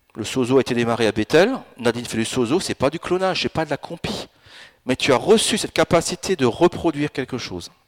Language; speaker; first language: French; early bilingual, other home language; Italian